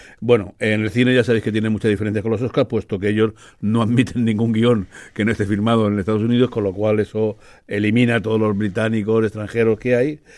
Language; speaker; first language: Spanish; native; Spanish